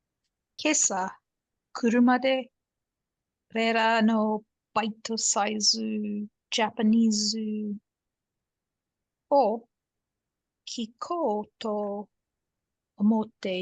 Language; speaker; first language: Japanese; non-native, learner; English